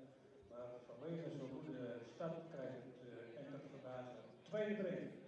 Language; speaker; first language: Dutch; native; Dutch